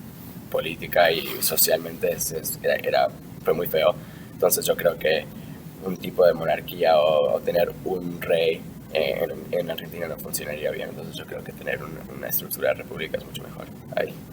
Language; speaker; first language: Spanish; early bilingual, heritage; Spanish